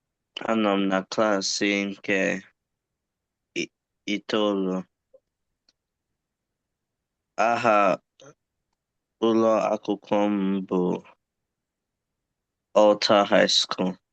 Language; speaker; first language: Igbo; early bilingual, heritage; English